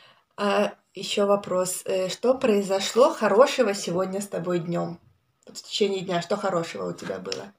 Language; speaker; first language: Russian; native; Russian